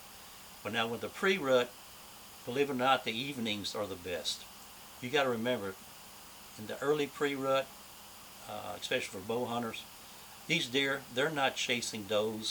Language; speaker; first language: English; native; English